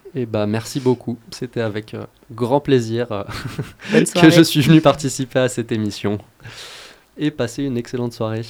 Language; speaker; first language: French; native; French